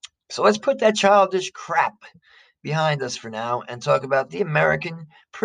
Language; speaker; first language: English; native; English